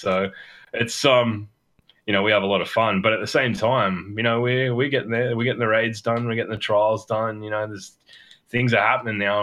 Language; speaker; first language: English; native; English